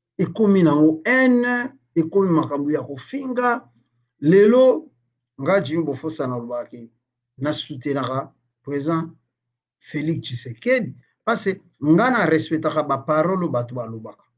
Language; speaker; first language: Lingala; native; Lingala